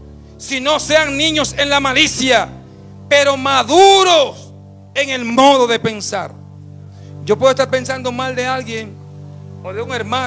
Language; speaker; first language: Spanish; native; Spanish